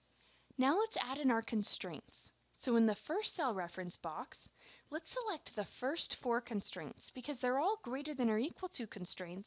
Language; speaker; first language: English; native; English